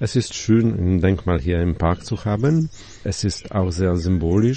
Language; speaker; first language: German; non-native, fluent; Polish